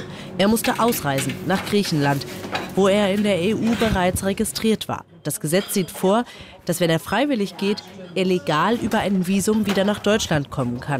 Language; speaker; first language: German; native; German